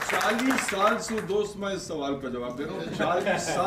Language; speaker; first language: Hindi; early bilingual, other home language; English